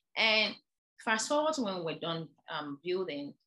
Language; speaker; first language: English; non-native, local second language; Igbo